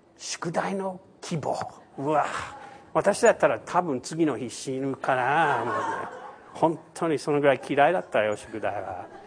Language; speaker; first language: Japanese; non-native, fluent; English